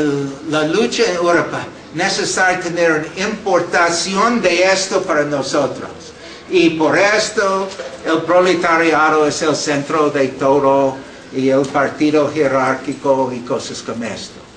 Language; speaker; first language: Spanish; non-native, fluent; English